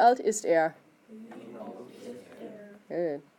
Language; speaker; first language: German; non-native, fluent; English